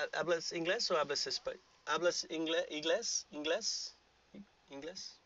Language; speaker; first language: Spanish; non-native, learner; English